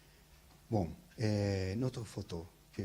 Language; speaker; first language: French; non-native, learner; Japanese